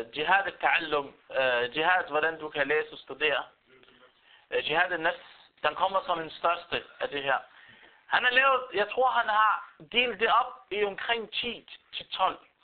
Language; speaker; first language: Danish; non-native, fluent; Arabic